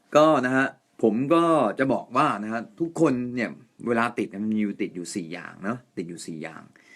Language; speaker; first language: Thai; non-native, fluent; Japanese